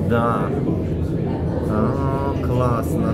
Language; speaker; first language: Russian; native; Russian